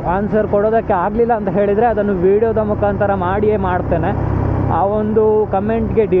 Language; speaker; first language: Kannada; non-native, local second language; Tulu